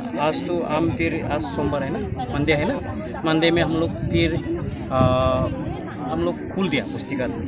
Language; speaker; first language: Hindi; non-native, local second language; Bangla